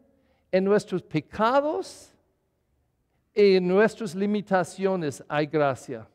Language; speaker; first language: Spanish; non-native, learner; English